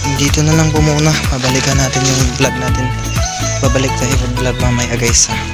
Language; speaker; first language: Filipino; non-native, local second language; Cebuano